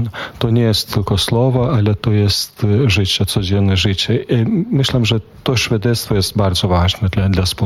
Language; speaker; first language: Polish; non-native, fluent; Lithuanian